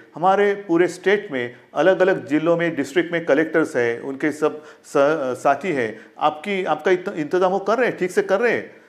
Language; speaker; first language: Hindi; non-native, local second language; Marathi